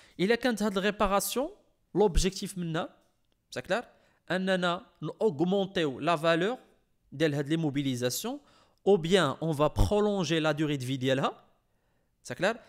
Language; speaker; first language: French; non-native, local second language; Arabic